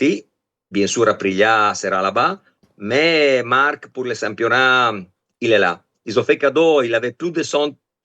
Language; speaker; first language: French; non-native, fluent; Italian